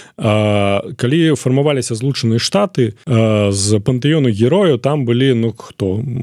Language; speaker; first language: Belarusian; non-native, local second language; Russian